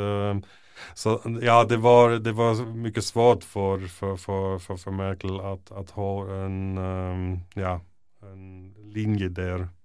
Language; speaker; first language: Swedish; non-native, fluent; German